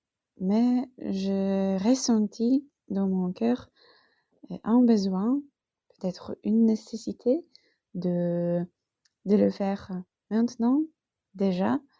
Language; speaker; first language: French; non-native, fluent; Polish